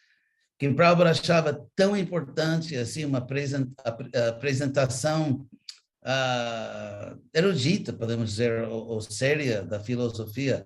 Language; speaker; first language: Portuguese; non-native, fluent; English